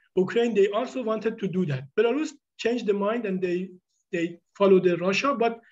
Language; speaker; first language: English; non-native, fluent; Persian